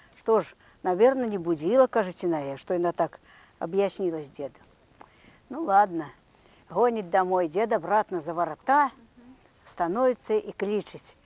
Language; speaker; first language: Ukrainian; native; Ukrainian